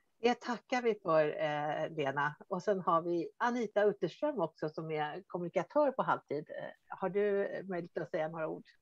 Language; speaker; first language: Swedish; native; Swedish